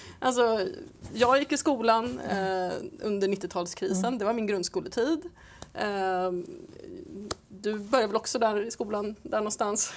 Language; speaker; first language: Swedish; native; Swedish